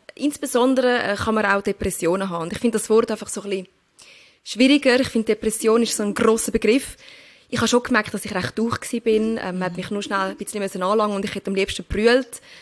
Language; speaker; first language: German; early bilingual, other home language; Turkish